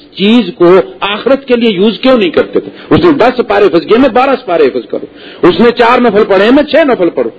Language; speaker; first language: Urdu; non-native, local second language; Punjabi